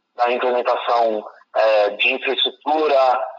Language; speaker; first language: Portuguese; native; Portuguese